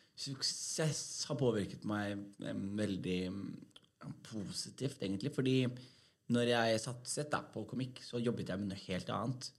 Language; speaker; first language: Norwegian; early bilingual, other home language; Somali